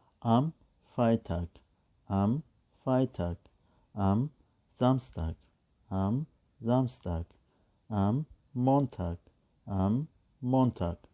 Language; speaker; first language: German; non-native, learner; Turkish